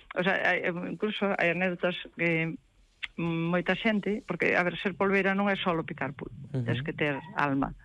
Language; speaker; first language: Galician; native; Galician